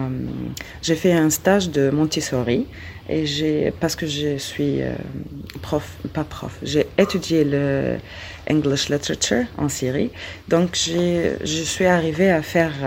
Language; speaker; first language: French; non-native, learner; Arabic